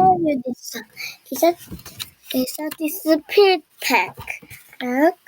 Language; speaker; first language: English; non-native, learner; Korean